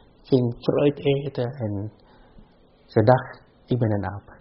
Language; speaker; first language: Dutch; non-native, fluent; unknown